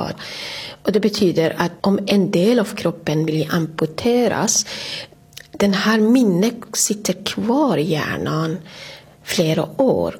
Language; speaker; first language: Swedish; non-native, fluent; Persian